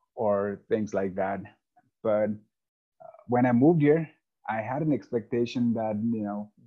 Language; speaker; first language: English; non-native, local second language; Hindi